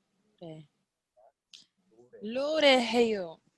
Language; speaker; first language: Korean; non-native, learner; English